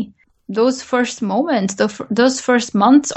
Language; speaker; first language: English; non-native, fluent; Portuguese